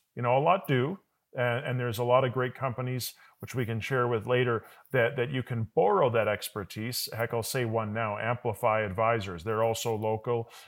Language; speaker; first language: English; native; English